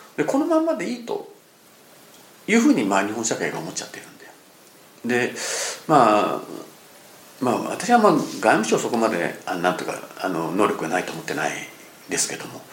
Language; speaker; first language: Japanese; native; Japanese